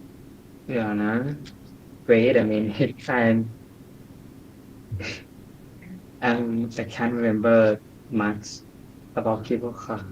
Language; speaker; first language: English; non-native, learner; Thai